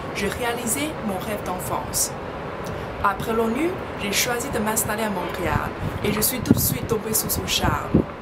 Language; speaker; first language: French; non-native, fluent; Chinese